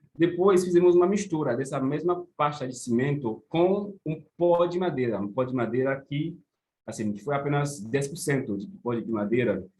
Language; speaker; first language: Portuguese; non-native, fluent; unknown